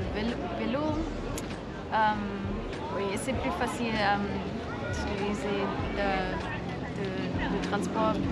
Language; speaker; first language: French; non-native, fluent; German